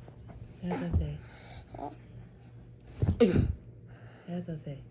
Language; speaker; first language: Chinese; native; Chinese